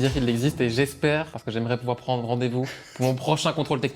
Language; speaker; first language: French; native; French